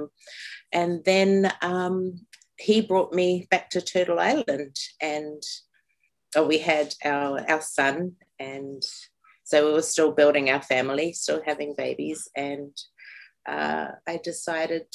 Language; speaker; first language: English; native; English